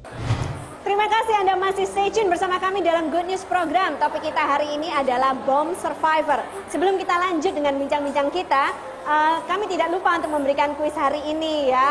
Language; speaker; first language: Indonesian; native; Indonesian